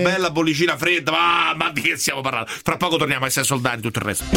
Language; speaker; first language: Italian; native; Italian